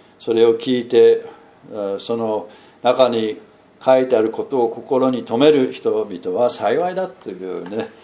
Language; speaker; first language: Japanese; non-native, fluent; English